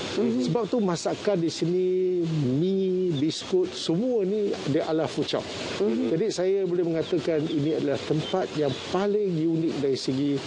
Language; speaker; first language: Malay; non-native, local second language; Chinese